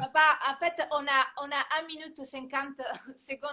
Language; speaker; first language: French; non-native, fluent; Italian